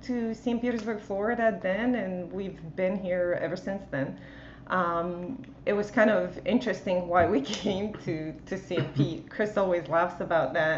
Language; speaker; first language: English; non-native, fluent; Bosnian